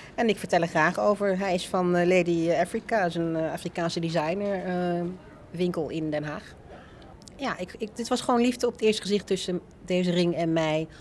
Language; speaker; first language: Dutch; native; Dutch